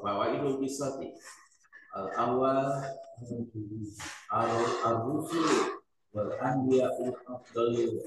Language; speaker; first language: Arabic; non-native, learner; Indonesian